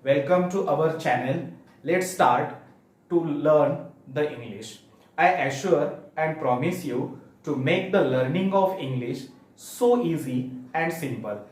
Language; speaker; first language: English; non-native, local second language; Marathi